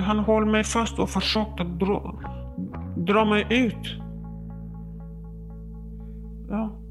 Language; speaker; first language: Swedish; non-native, learner; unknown